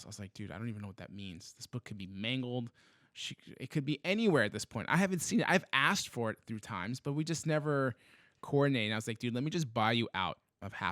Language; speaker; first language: English; native; English